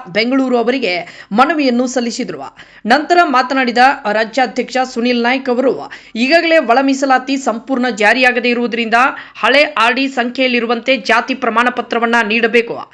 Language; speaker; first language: Kannada; native; Kannada